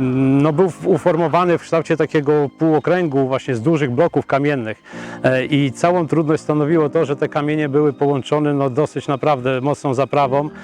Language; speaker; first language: Polish; native; Polish